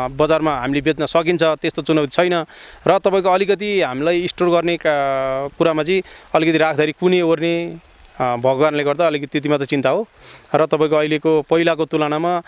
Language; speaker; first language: Nepali; non-native, local second language; Sherpa